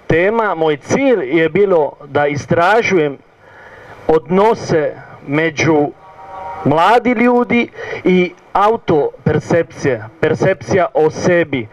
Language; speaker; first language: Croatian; non-native, learner; Italian